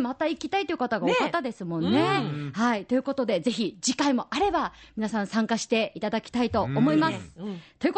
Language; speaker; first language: Japanese; native; Japanese